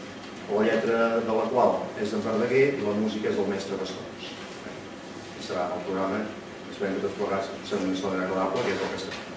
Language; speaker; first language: Catalan; native; Catalan